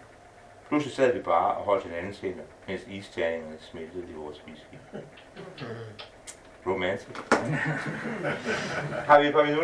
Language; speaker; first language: Danish; native; Danish